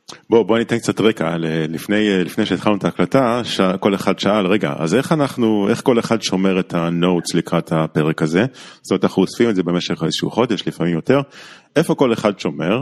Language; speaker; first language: Hebrew; native; Hebrew